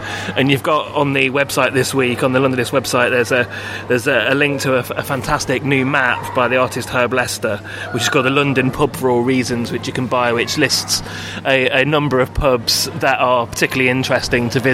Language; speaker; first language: English; native; English